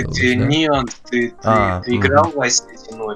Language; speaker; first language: Russian; early bilingual, heritage; Russian